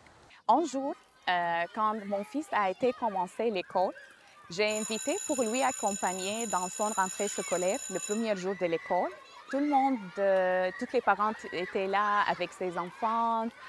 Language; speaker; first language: French; non-native, learner; Arabic